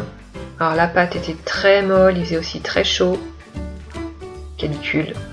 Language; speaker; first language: French; native; French